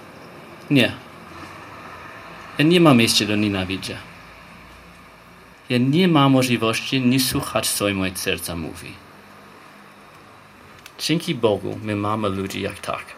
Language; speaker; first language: Polish; non-native, learner; Hebrew